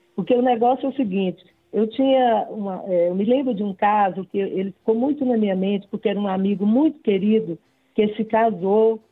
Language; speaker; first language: Portuguese; native; Portuguese